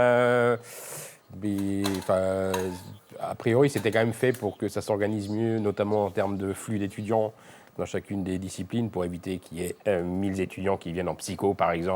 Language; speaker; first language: French; native; French